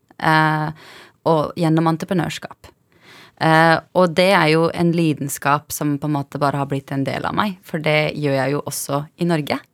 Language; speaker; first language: Norwegian; early bilingual, other home language; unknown